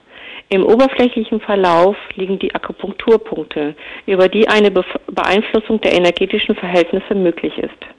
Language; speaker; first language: German; native; German